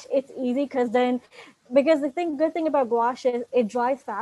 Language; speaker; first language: English; non-native, local second language; Urdu